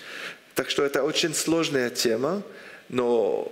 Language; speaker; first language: Russian; non-native, fluent; French